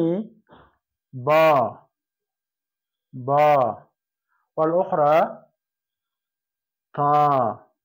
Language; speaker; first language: Arabic; non-native, fluent; Persian